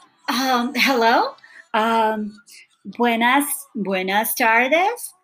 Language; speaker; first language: Spanish; non-native, learner; English